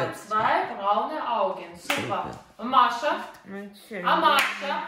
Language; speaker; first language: German; non-native, fluent; Russian